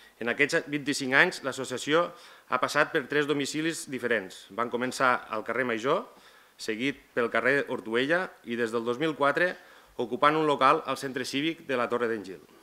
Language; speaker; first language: Catalan; native; Catalan